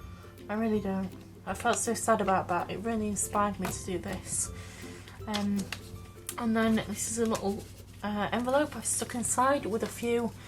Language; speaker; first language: English; native; English